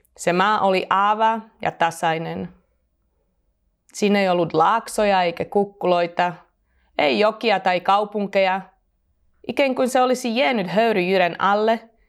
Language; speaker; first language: Finnish; non-native, fluent; Slovak